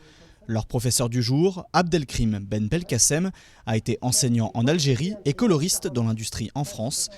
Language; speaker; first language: French; native; French